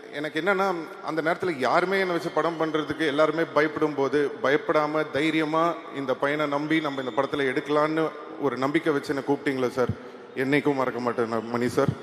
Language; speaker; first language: Tamil; native; Tamil